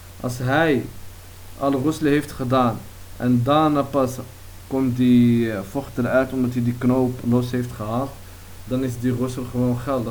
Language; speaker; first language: Dutch; early bilingual, other home language; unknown